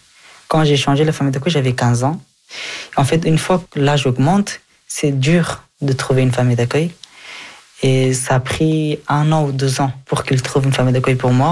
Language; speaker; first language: French; non-native, fluent; Persian